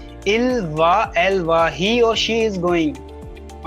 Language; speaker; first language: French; non-native, fluent; Hindi